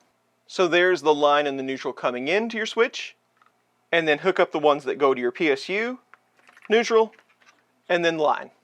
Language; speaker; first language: English; native; English